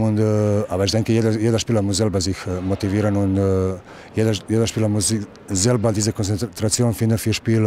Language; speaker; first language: German; non-native, learner; Croatian